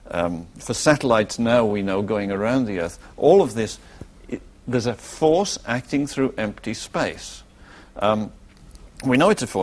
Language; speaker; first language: English; native; English